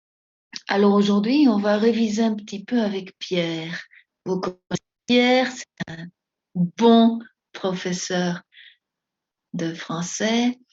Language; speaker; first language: French; non-native, fluent; Spanish